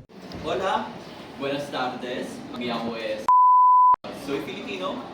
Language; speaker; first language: Spanish; non-native, learner; Filipino